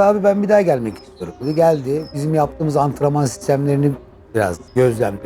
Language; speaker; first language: Turkish; native; Turkish